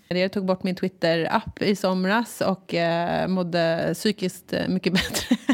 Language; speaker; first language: Swedish; native; Swedish